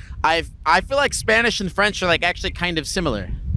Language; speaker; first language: English; native; English